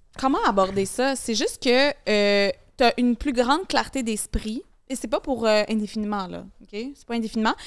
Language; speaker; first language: French; native; French